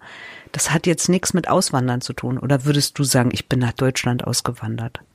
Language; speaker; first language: German; native; German